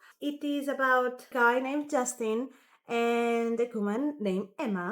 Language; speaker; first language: English; non-native, fluent; Greek